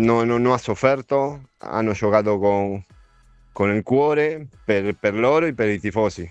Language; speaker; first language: Italian; non-native, fluent; Spanish